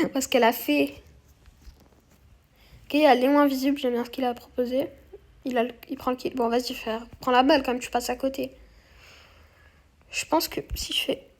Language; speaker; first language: French; native; French